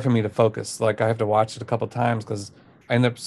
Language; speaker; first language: English; native; English